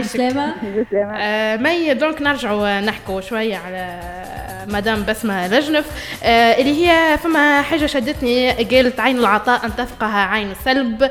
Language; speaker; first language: Arabic; native; Arabic